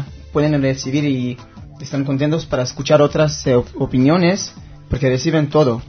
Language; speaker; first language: Spanish; non-native, learner; Hebrew